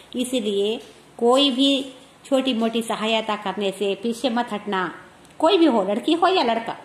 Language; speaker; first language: Hindi; non-native, local second language; Kannada